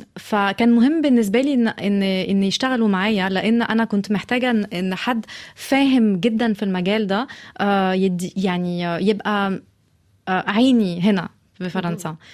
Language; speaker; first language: Arabic; early bilingual, heritage; Arabic